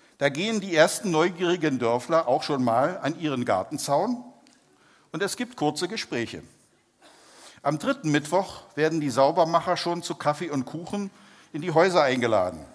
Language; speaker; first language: German; native; German